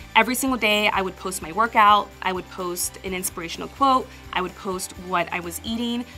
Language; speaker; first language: English; native; English